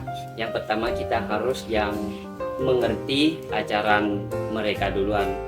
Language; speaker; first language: Indonesian; non-native, learner; Thai